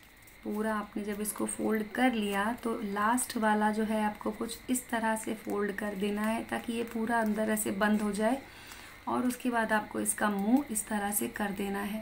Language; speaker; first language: Hindi; native; Hindi